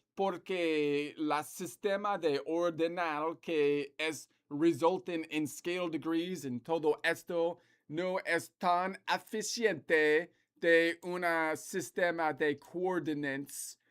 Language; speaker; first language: Spanish; non-native, learner; English